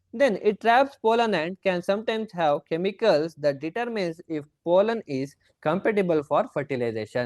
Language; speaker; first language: English; non-native, local second language; Kannada